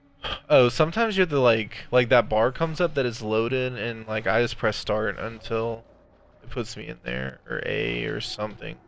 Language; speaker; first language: English; native; English